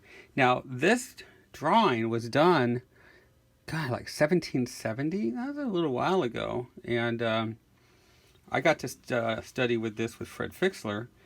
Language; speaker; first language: English; native; English